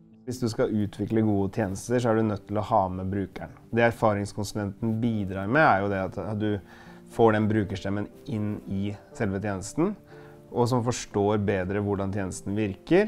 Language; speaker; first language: Norwegian; native; Norwegian